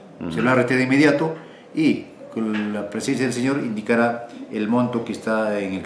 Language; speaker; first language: Spanish; native; Spanish